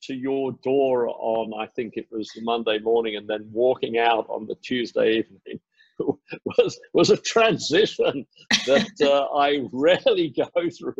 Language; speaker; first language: English; native; English